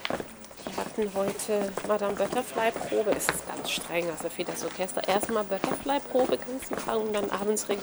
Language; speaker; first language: German; non-native, fluent; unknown